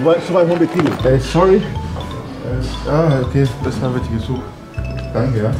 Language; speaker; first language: German; non-native, fluent; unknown